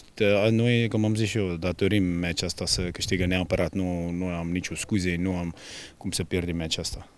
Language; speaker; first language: Romanian; non-native, learner; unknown